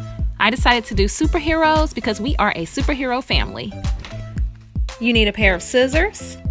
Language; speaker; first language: English; native; English